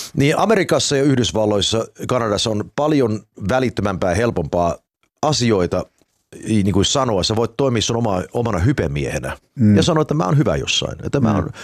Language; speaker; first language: Finnish; early bilingual, heritage; Finnish